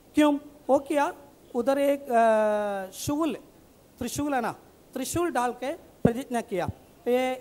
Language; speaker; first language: Hindi; non-native, local second language; Malayalam